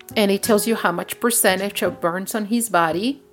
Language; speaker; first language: English; non-native, fluent; Spanish